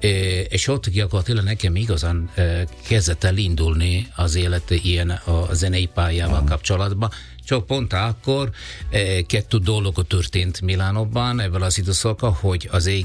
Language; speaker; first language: Hungarian; non-native, fluent; Italian